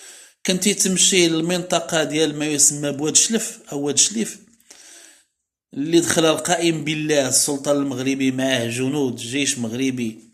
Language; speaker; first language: Arabic; native; Arabic